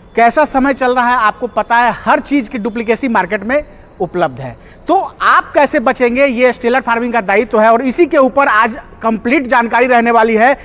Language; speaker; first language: Hindi; native; Hindi